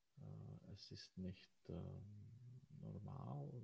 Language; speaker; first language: German; non-native, learner; Czech